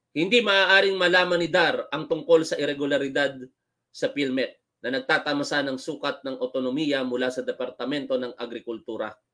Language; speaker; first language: Filipino; native; Filipino